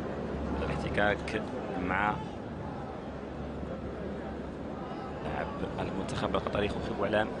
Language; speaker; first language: Arabic; native; Arabic